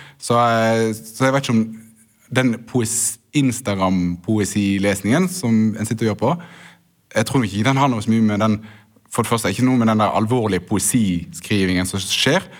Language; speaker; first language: Norwegian; native; Norwegian